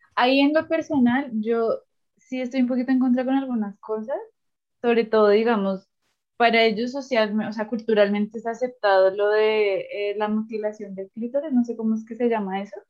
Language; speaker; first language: Spanish; native; Spanish